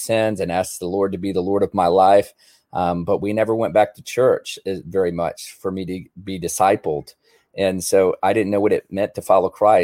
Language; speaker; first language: English; native; English